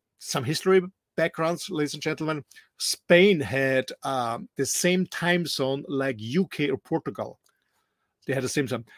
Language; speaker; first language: English; non-native, fluent; German